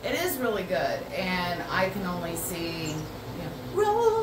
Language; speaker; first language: English; native; English